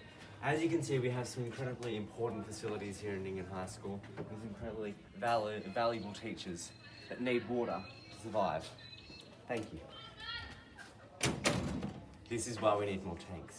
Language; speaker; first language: English; native; English